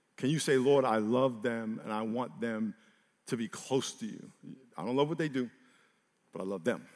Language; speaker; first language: English; native; English